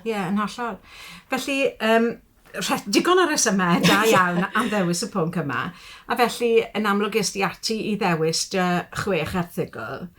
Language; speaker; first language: Welsh; native; Welsh